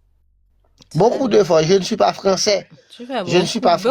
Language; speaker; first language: French; non-native, learner; Spanish